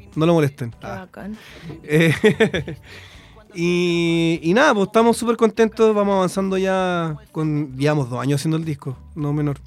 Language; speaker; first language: Spanish; native; Spanish